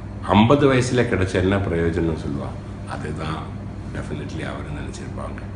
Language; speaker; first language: Tamil; non-native, local second language; Malayalam